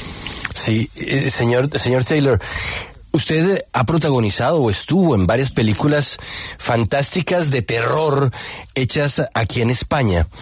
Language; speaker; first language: Spanish; native; Spanish